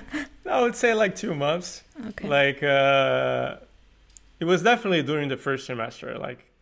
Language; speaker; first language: English; non-native, fluent; Portuguese